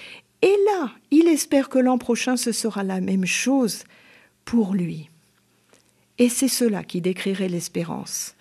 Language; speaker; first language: French; native; French